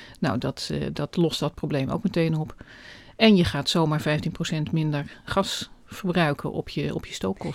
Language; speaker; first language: Dutch; native; Dutch